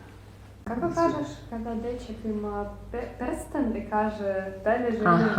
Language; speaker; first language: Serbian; non-native, learner; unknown